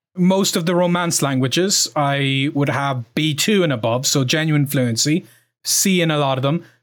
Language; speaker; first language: English; native; English